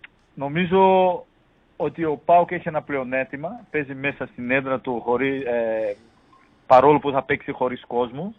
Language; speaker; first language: Greek; non-native, fluent; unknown